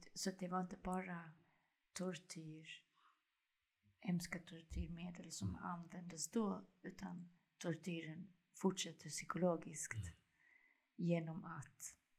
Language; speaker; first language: Swedish; early bilingual, other home language; Spanish